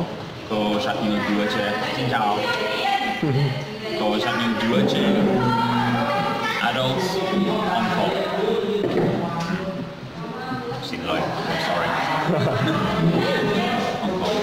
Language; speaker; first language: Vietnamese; non-native, learner; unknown